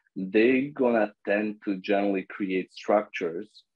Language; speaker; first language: English; non-native, fluent; Bosnian